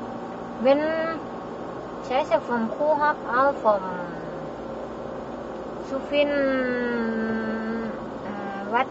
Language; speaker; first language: German; non-native, learner; Thai